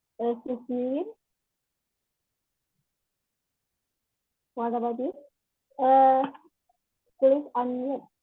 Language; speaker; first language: English; non-native, learner; Indonesian